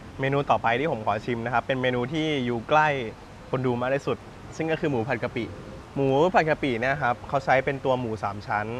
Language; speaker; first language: Thai; native; Thai